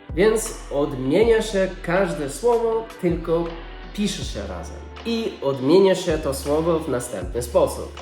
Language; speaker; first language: Polish; non-native, fluent; English